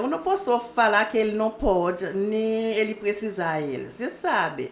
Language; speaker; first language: Portuguese; non-native, learner; Haitian Creole